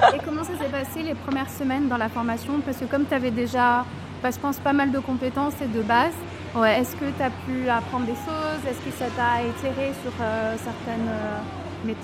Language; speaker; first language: French; native; French